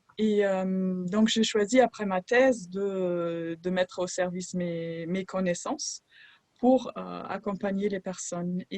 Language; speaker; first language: French; non-native, fluent; German